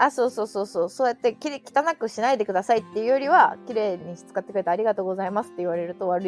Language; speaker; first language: Japanese; native; Japanese